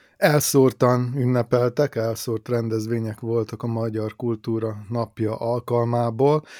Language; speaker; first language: Hungarian; native; Hungarian